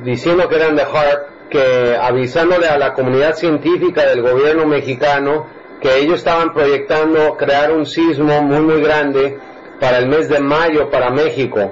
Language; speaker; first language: Spanish; native; Spanish